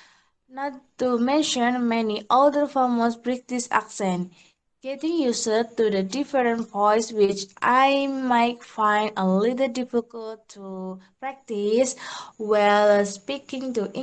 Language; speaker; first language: English; non-native, learner; Indonesian